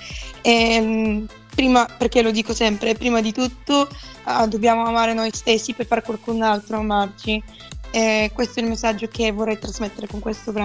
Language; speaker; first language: Italian; non-native, fluent; Bulgarian